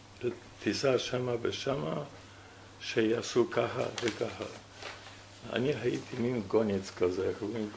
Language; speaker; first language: Hebrew; non-native, fluent; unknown